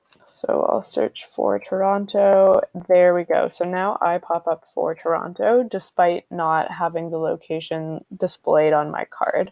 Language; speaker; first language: English; native; English